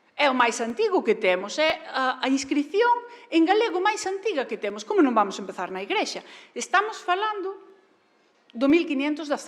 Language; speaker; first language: Galician; native; Galician